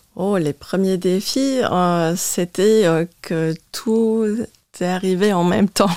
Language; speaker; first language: French; non-native, local second language; Luxembourgish